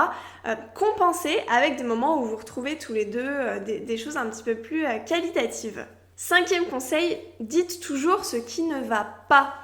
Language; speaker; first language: French; native; French